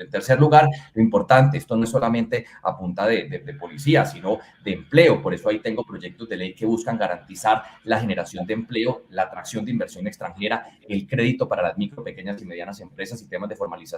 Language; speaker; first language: Spanish; native; Spanish